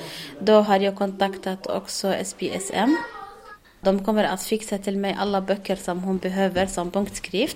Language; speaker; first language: Swedish; non-native, learner; Arabic